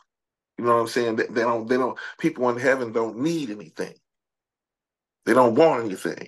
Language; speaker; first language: English; native; English